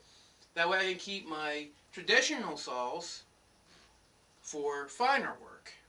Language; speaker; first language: English; native; English